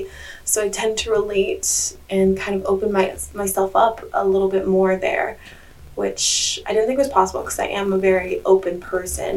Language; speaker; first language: English; native; English